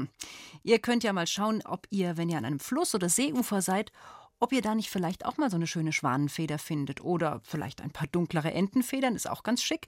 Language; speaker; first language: German; native; German